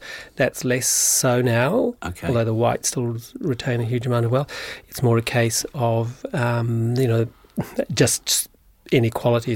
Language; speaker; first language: English; native; English